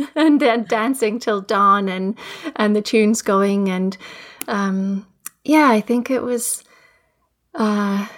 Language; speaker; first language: English; native; English